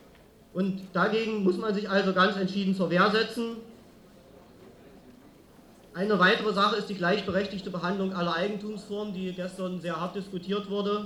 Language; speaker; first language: German; native; German